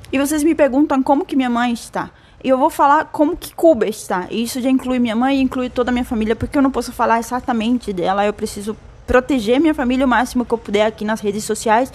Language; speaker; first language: Portuguese; non-native, fluent; Spanish